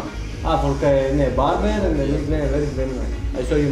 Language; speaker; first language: English; non-native, learner; Greek